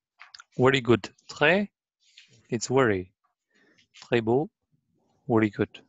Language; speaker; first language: English; non-native, learner; Arabic